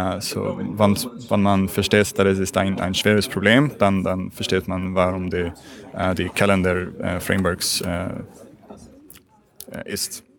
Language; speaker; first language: German; non-native, learner; Swedish